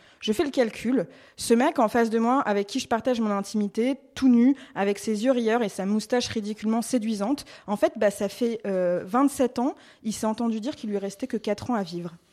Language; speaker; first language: French; native; French